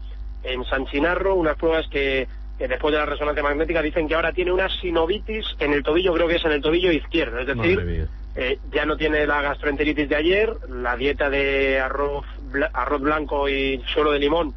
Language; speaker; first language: Spanish; native; Spanish